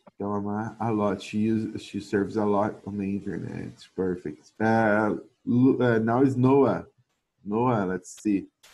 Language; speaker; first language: English; non-native, fluent; Portuguese